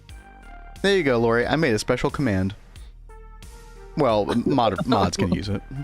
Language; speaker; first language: English; native; English